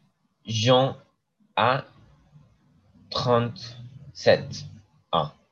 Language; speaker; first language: French; non-native, learner; English